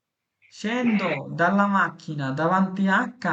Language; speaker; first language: Italian; non-native, fluent; Bangla